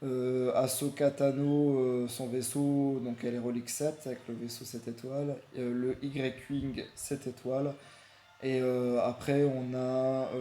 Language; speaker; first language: French; native; French